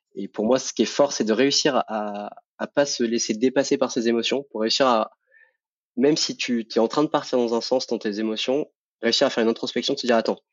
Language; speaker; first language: French; native; French